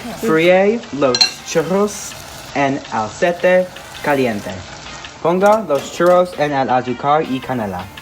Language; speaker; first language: Spanish; non-native, learner; English